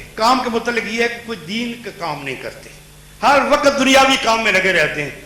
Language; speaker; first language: Urdu; non-native, local second language; Punjabi